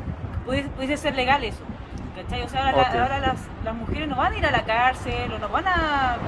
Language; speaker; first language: Spanish; native; Spanish